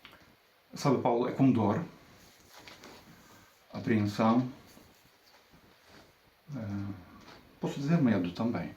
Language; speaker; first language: Portuguese; non-native, fluent; Ukrainian